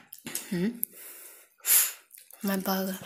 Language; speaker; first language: English; non-native, learner; Vietnamese